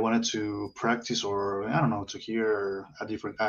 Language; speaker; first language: English; non-native, learner; Spanish